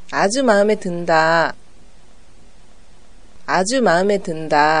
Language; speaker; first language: Korean; non-native, fluent; Japanese